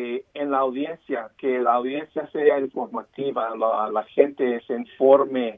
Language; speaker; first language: Spanish; early bilingual, heritage; Spanish